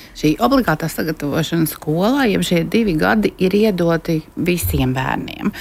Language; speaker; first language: Latvian; native; Latvian